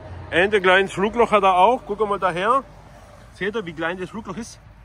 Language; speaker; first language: German; native; German